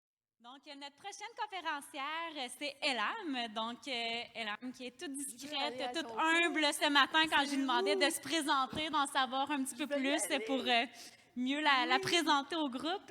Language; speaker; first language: French; native; French